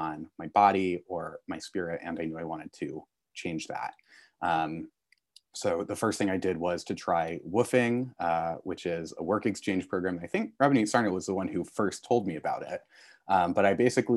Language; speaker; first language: English; native; English